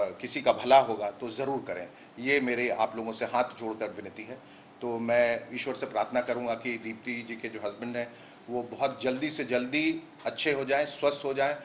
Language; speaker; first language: Hindi; native; Hindi